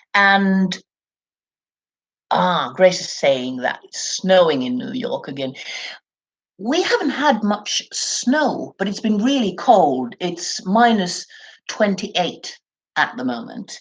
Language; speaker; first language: English; non-native, fluent; Finnish